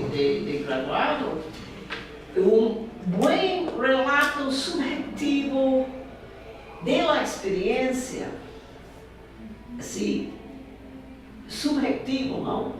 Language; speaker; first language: Spanish; non-native, fluent; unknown